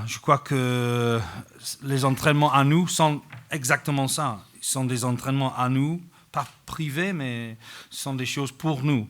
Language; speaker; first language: French; non-native, fluent; English